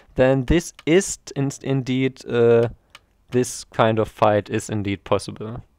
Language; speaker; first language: English; non-native, fluent; German